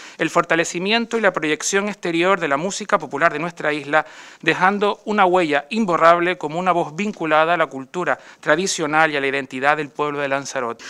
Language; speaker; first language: Spanish; native; Spanish